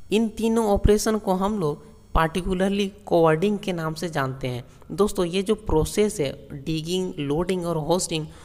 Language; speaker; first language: Hindi; native; Hindi